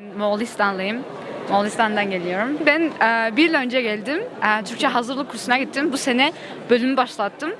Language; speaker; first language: Turkish; non-native, learner; Mongolian